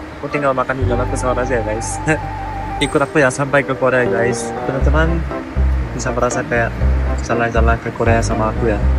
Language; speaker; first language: Indonesian; non-native, fluent; Korean